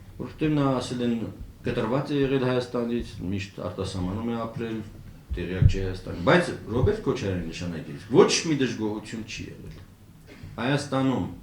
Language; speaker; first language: Armenian; native; Armenian